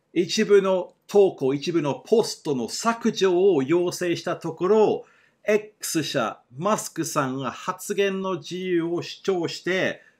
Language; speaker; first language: Japanese; non-native, fluent; English